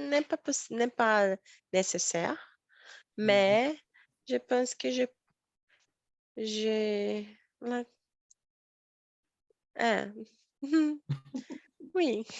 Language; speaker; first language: French; non-native, learner; Portuguese